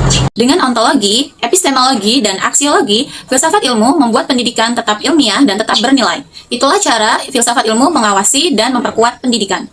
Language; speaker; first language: Indonesian; native; Indonesian